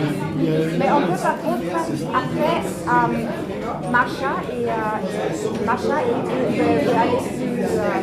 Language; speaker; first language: French; non-native, fluent; German